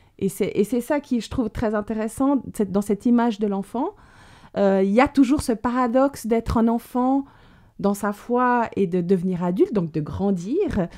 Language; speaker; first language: French; native; French